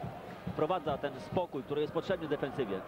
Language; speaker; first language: Polish; native; Polish